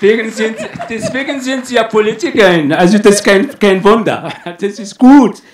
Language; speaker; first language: German; non-native, fluent; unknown